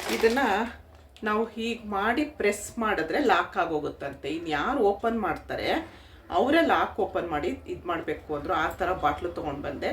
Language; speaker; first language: Kannada; native; Kannada